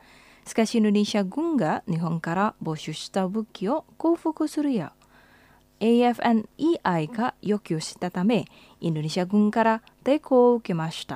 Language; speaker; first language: Japanese; non-native, fluent; Indonesian